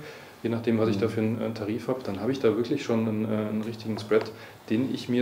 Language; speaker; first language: German; native; German